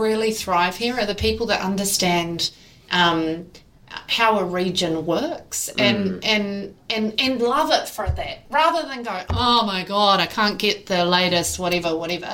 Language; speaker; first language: English; native; English